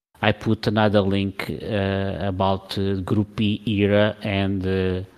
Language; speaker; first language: English; non-native, learner; Portuguese